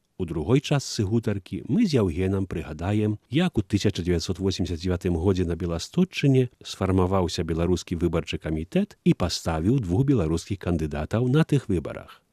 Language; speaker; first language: Belarusian; native; Belarusian